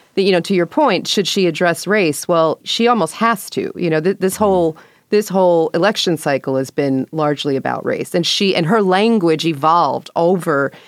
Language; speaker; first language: English; native; English